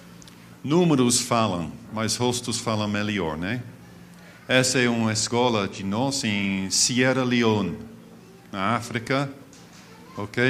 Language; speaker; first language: Portuguese; non-native, fluent; English